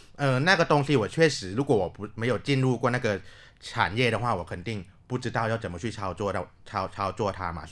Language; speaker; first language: Chinese; non-native, fluent; Thai